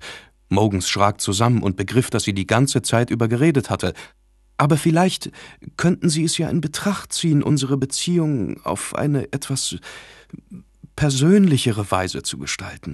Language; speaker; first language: German; native; German